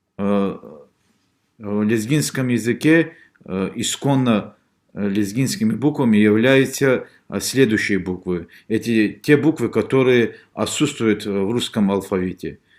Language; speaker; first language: Russian; non-native, local second language; Lezghian